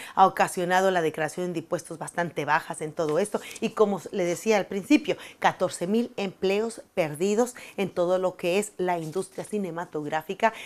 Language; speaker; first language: Spanish; native; Spanish